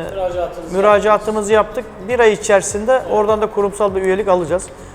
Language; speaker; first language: Turkish; native; Turkish